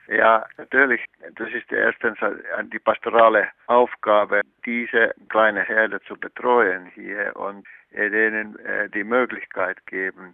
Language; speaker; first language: German; non-native, fluent; Finnish